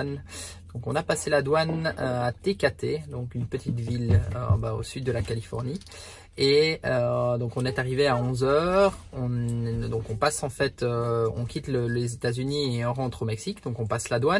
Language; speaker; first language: French; native; French